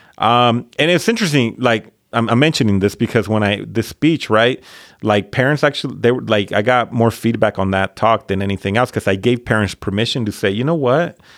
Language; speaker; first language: English; early bilingual, other home language; Spanish